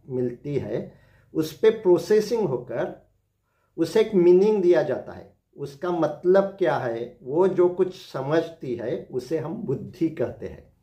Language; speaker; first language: Hindi; non-native, local second language; Marathi